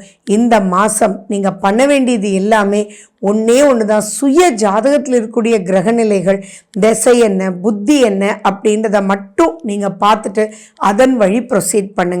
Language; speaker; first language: Tamil; native; Tamil